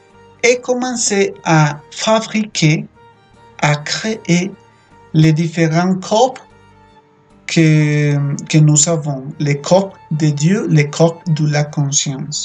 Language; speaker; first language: French; non-native, fluent; Spanish